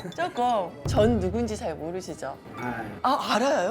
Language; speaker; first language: Korean; native; Korean